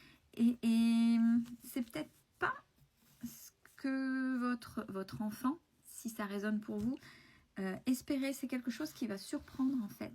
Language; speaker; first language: French; native; French